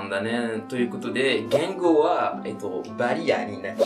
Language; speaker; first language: Japanese; non-native, fluent; French